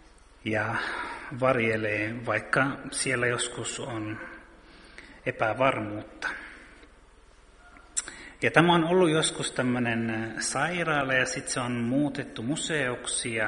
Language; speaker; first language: Finnish; early bilingual, heritage; Finnish